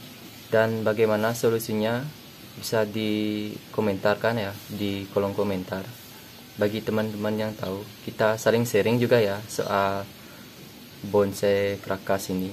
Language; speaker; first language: Indonesian; native; Indonesian